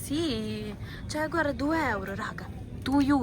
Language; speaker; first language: Italian; early bilingual, other home language; Filipino